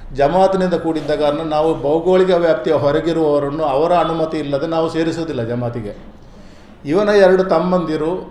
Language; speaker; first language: Kannada; non-native, local second language; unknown